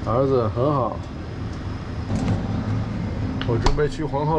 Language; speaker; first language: Chinese; non-native, fluent; English